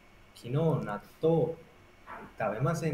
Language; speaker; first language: Japanese; non-native, learner; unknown